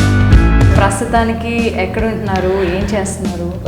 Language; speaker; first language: Telugu; native; Telugu